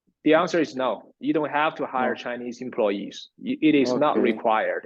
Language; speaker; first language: English; non-native, fluent; Chinese